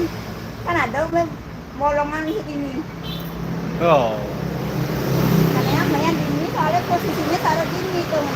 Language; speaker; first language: Indonesian; non-native, local second language; Balinese